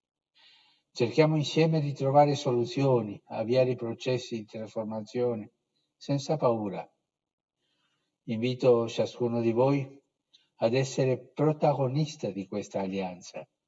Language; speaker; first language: Italian; non-native, fluent; Spanish